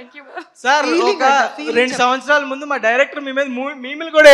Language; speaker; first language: Telugu; native; Telugu